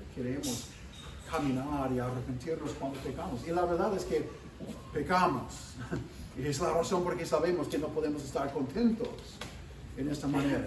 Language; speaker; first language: Spanish; non-native, fluent; English